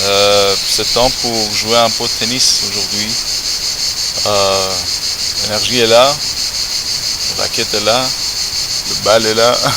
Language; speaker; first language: French; non-native, learner; English